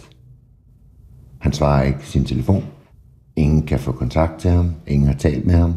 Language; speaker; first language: Danish; native; Danish